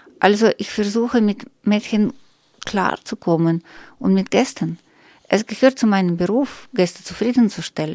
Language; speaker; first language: German; non-native, learner; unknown